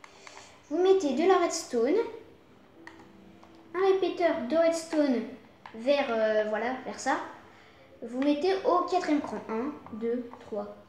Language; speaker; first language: French; native; French